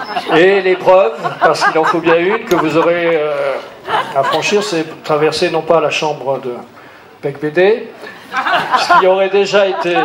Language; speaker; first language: French; native; French